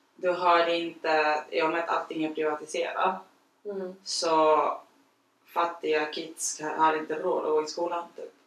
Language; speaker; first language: Swedish; non-native, fluent; Spanish